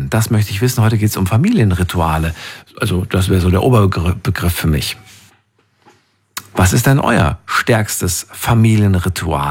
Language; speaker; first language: German; native; German